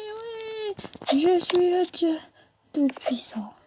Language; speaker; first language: French; native; French